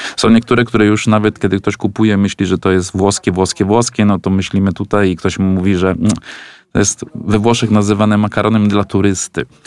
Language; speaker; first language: Polish; non-native, fluent; Italian